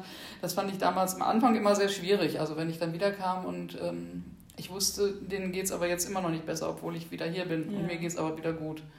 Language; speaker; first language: German; native; German